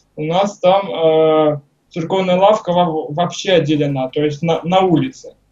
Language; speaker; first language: Russian; native; Russian